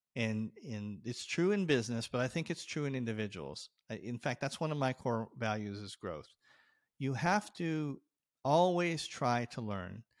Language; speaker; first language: English; native; English